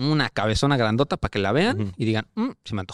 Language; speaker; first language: Spanish; native; Spanish